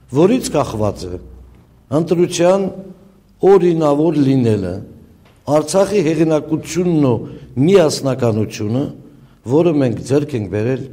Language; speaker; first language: Armenian; native; Armenian